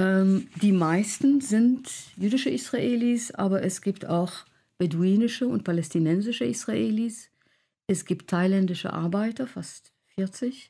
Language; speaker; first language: German; non-native, fluent; Arabic